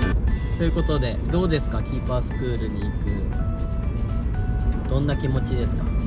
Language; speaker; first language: Japanese; native; Japanese